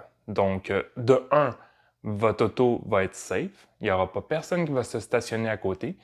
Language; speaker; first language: French; native; French